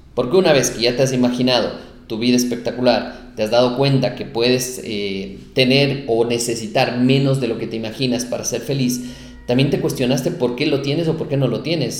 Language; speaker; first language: Spanish; native; Spanish